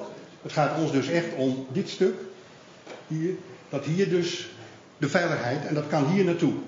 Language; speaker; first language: Dutch; native; Dutch